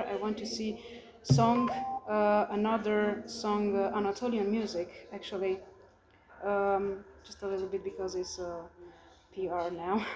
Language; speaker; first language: English; non-native, learner; Romanian